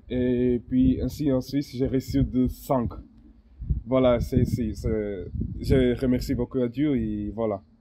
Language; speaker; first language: French; non-native, learner; Portuguese